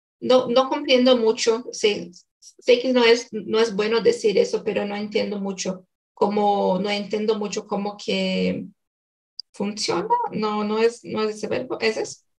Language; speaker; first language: Spanish; non-native, learner; Portuguese